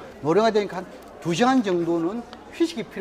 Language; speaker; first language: Korean; native; Korean